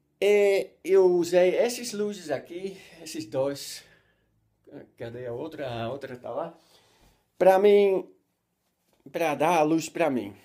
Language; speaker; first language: Portuguese; non-native, learner; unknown